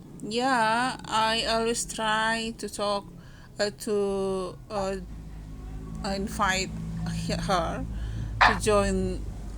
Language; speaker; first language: English; non-native, learner; Indonesian